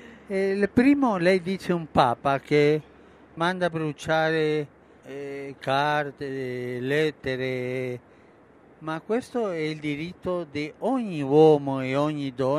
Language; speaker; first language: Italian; non-native, fluent; Spanish